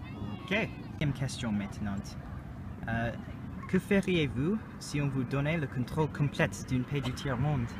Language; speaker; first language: French; non-native, learner; English